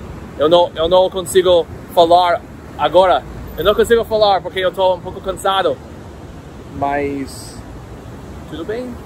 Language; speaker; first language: Portuguese; non-native, fluent; English